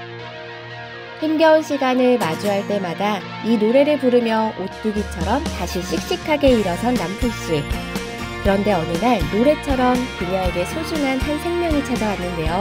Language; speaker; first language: Korean; native; Korean